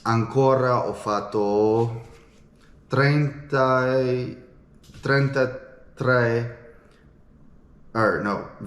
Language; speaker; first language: Italian; non-native, learner; English